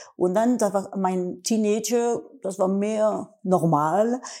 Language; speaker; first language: German; non-native, learner; French